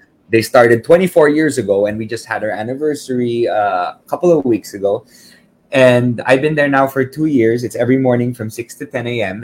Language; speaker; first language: English; early bilingual, other home language; Filipino